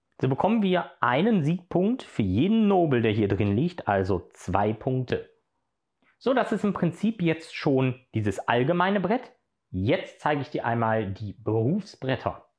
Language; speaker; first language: German; native; German